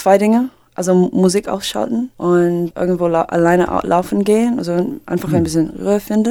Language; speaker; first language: German; non-native, fluent; English